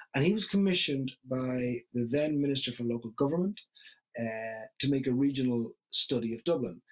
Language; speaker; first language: English; native; English